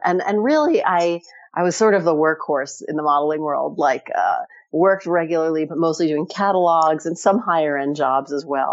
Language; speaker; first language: English; native; English